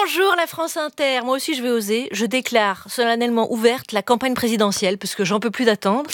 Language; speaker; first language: French; native; French